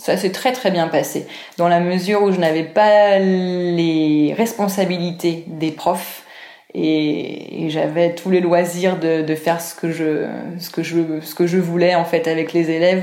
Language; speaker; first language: French; native; French